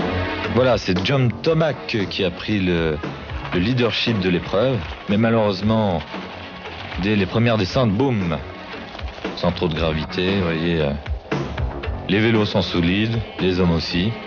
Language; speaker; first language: French; native; French